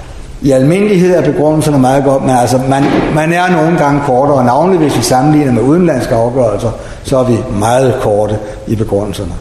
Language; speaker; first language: Danish; native; Danish